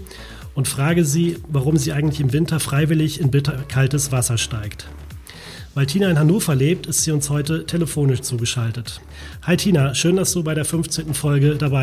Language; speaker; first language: German; native; German